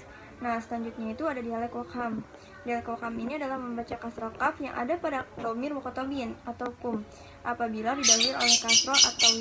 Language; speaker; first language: Indonesian; native; Indonesian